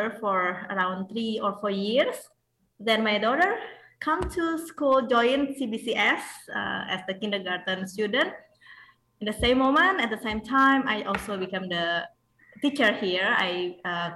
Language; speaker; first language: English; non-native, fluent; Indonesian